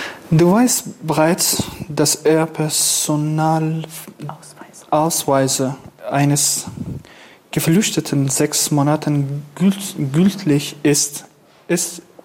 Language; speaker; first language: German; non-native, fluent; Kurdish